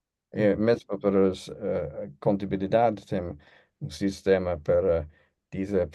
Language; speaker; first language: Portuguese; non-native, learner; English